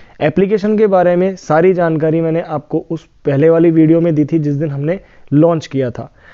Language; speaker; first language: Hindi; native; Hindi